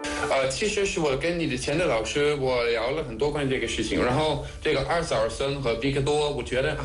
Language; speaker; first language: Chinese; non-native, fluent; Danish